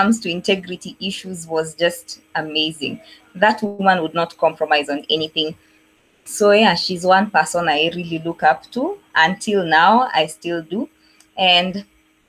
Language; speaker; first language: English; non-native, local second language; Swahili